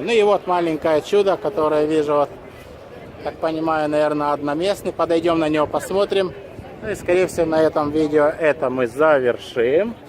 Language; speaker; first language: Russian; native; Russian